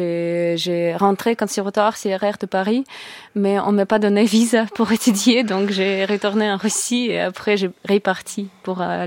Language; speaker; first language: French; non-native, learner; Russian